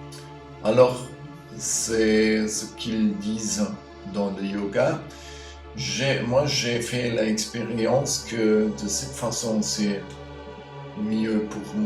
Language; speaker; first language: French; non-native, fluent; German